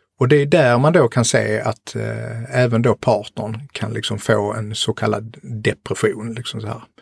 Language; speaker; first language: Swedish; native; Swedish